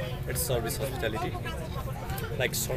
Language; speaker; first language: English; non-native, learner; Nepali